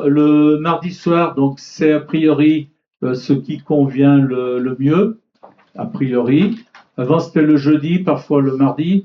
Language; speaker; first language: French; native; French